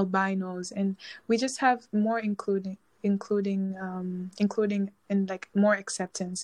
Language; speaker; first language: English; non-native, local second language; Swahili